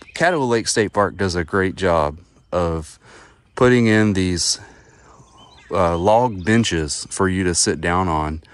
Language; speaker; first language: English; native; English